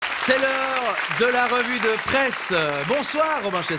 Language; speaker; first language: French; native; French